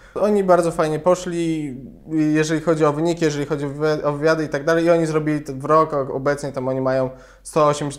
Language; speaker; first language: Polish; native; Polish